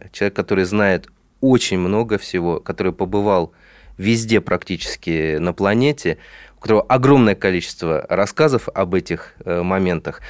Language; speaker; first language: Russian; native; Russian